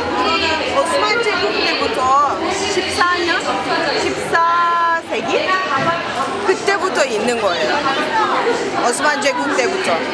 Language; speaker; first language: Korean; non-native, fluent; Turkish